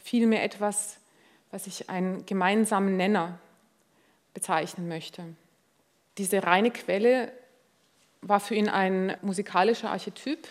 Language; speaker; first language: German; non-native, fluent; Hungarian